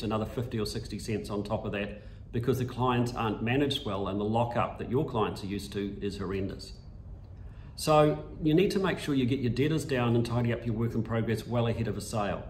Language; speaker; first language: English; native; English